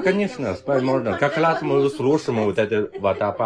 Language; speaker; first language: Russian; non-native, learner; Chinese